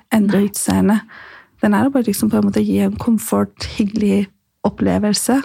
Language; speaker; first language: Norwegian; non-native, fluent; Persian